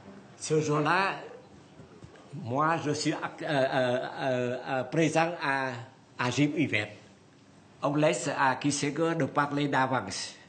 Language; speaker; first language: French; non-native, learner; Vietnamese